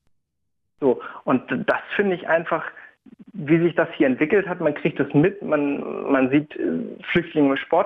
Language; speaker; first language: German; native; German